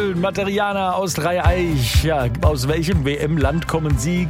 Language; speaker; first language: German; native; German